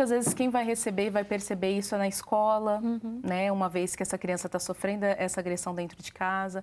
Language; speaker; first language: Portuguese; native; Portuguese